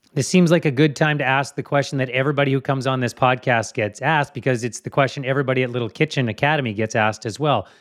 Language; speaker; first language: English; native; English